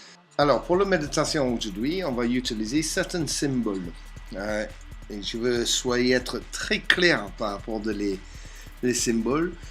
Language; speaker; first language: French; non-native, fluent; English